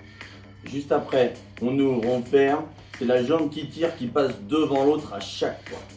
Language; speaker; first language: French; native; French